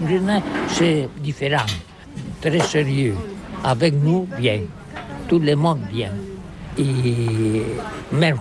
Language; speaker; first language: French; non-native, learner; Catalan